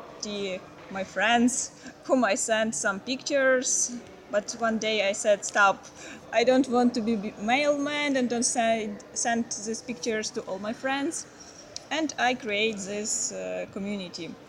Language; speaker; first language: English; non-native, learner; Ukrainian